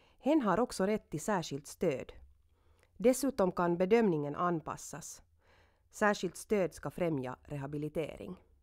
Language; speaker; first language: Swedish; native; Swedish